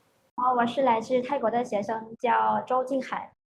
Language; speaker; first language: Chinese; non-native, learner; Thai